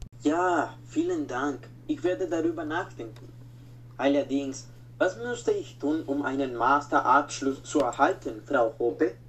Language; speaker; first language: German; non-native, learner; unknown